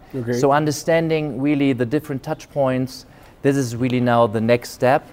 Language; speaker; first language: English; non-native, fluent; German